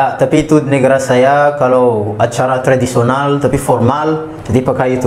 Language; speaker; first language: Indonesian; non-native, learner; Malagasy